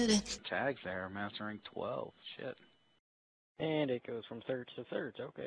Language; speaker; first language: English; native; English